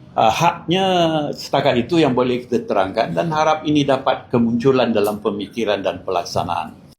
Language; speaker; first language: Malay; native; Malay